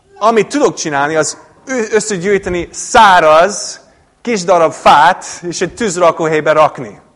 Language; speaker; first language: Hungarian; non-native, fluent; English